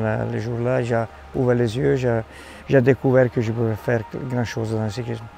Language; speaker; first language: French; non-native, fluent; Italian